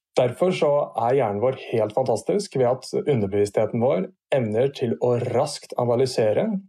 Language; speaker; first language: Norwegian; native; Norwegian